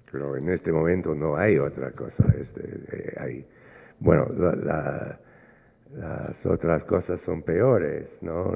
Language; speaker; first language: Spanish; non-native, fluent; English